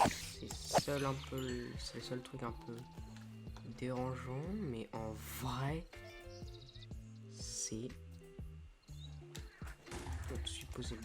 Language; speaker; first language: French; native; French